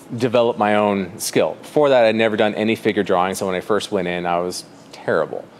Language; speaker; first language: English; native; English